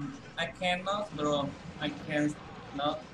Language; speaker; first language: English; non-native, learner; Vietnamese